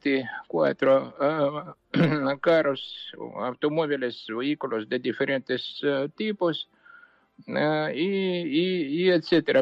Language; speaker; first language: Spanish; non-native, fluent; Ukrainian